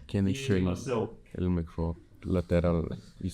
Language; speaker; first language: Spanish; non-native, learner; Bulgarian